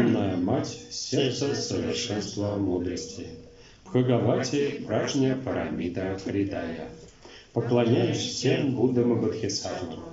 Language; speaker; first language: Russian; native; Russian